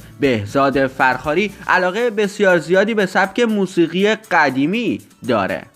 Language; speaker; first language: Persian; native; Persian